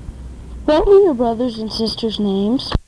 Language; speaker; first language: English; native; English